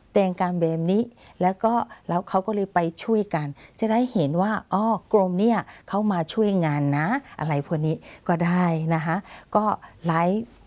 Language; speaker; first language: Thai; non-native, fluent; Burmese